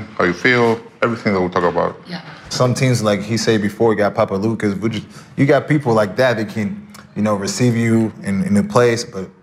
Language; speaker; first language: English; non-native, fluent; Spanish